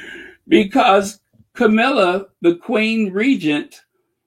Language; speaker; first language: English; native; English